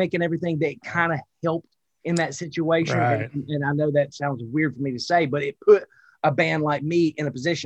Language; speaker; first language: English; native; English